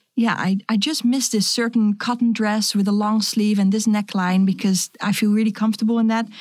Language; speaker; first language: English; non-native, fluent; Dutch